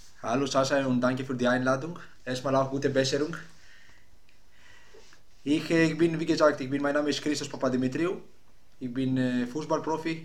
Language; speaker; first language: German; non-native, fluent; Greek